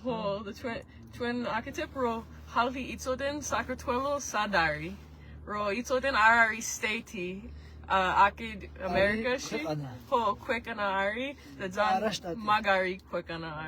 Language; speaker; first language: Georgian; early bilingual, heritage; Georgian